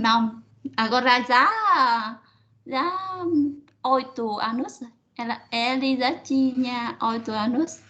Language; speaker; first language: Portuguese; non-native, learner; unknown